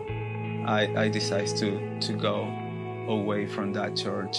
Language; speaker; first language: English; non-native, learner; Spanish